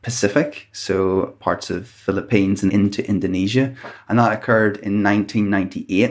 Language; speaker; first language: English; native; English